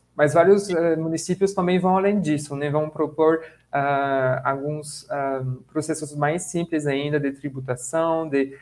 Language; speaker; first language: Portuguese; non-native, fluent; French